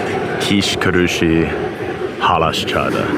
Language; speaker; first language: Hungarian; non-native, learner; English